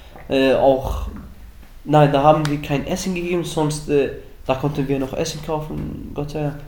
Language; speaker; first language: German; early bilingual, other home language; Arabic